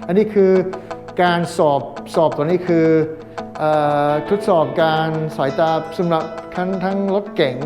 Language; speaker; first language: Thai; non-native, fluent; English